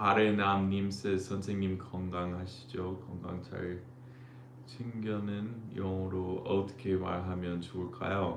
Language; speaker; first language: Korean; non-native, fluent; English